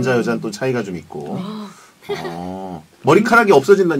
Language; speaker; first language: Korean; native; Korean